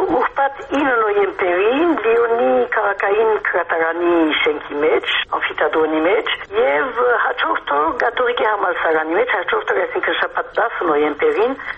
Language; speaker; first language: Armenian; early bilingual, heritage; Armenian